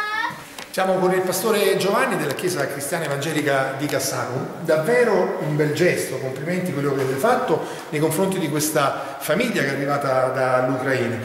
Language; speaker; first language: Italian; native; Italian